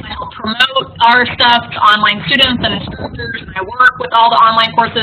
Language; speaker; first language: English; native; English